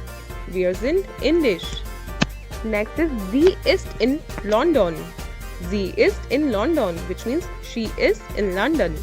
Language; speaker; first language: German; non-native, fluent; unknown